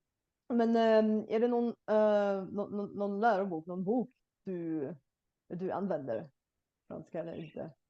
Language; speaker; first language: Swedish; non-native, fluent; Bulgarian